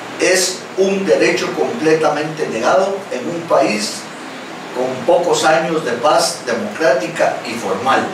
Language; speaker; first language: Spanish; native; Spanish